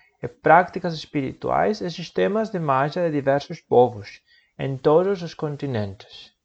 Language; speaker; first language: Portuguese; non-native, learner; Spanish